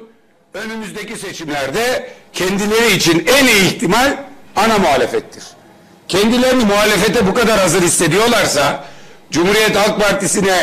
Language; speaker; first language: Turkish; native; Turkish